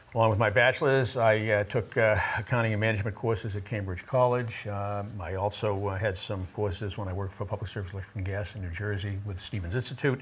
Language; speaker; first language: English; native; English